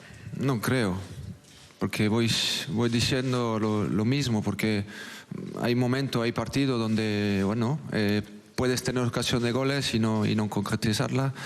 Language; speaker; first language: Spanish; non-native, local second language; French